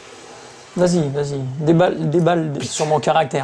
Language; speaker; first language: French; native; French